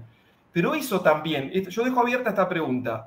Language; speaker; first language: Spanish; native; Spanish